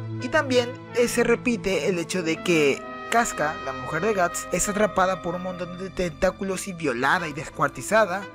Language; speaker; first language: Spanish; native; Spanish